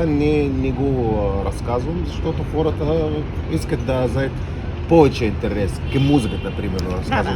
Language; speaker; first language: Bulgarian; non-native, learner; Arabic